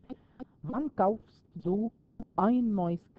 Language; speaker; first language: German; non-native, fluent; Arabic